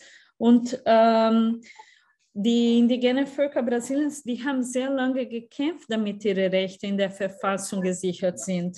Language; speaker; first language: German; non-native, fluent; Portuguese